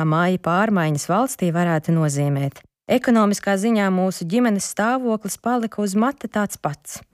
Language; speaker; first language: Latvian; non-native, local second language; Ukrainian